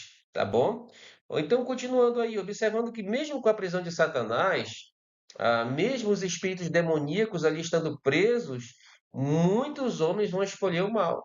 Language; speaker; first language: Portuguese; native; Portuguese